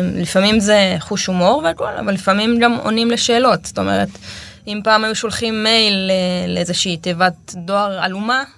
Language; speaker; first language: Hebrew; native; Hebrew